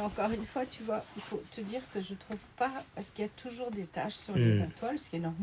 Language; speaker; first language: French; native; French